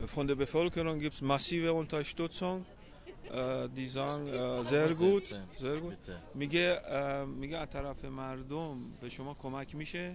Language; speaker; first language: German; non-native, fluent; Persian